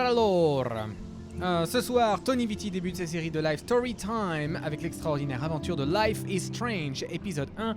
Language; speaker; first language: French; native; French